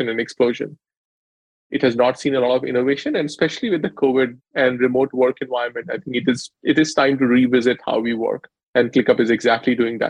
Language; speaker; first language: English; non-native, local second language; Hindi